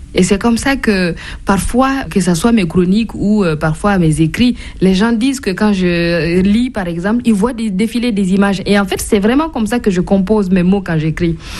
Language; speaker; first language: French; non-native, local second language; Mossi